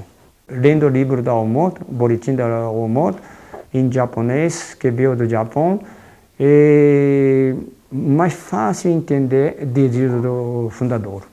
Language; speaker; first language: Portuguese; non-native, fluent; Japanese